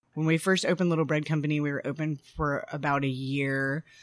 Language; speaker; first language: English; native; English